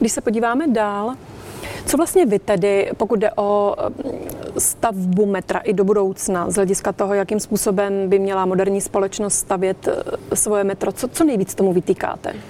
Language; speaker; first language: Czech; native; Czech